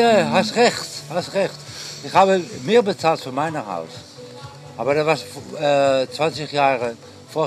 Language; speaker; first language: German; non-native, fluent; Dutch